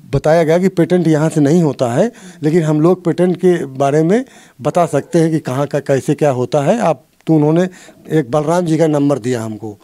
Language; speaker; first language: Hindi; native; Hindi